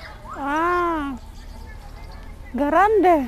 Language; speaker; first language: Spanish; non-native, learner; Somali